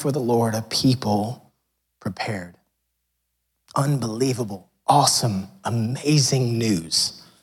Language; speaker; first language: English; native; English